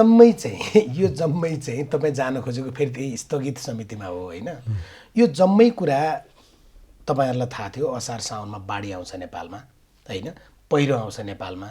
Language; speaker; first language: Nepali; native; Nepali